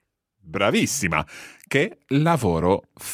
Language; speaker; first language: Italian; non-native, fluent; English